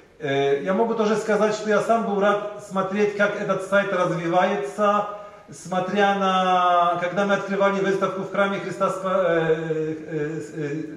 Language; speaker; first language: Russian; non-native, learner; Polish